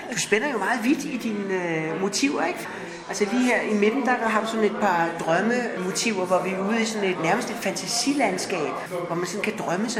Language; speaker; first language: Danish; native; Danish